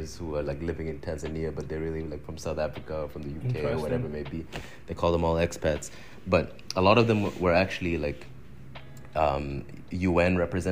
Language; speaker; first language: English; non-native, local second language; Swahili